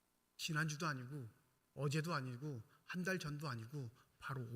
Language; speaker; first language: Korean; native; Korean